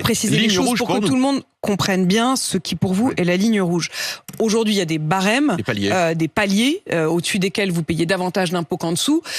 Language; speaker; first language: French; native; French